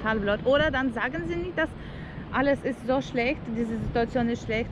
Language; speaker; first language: German; non-native, learner; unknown